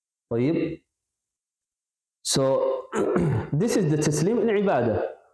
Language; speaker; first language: English; non-native, local second language; Bangla